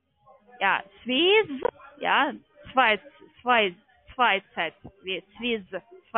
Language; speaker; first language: German; non-native, learner; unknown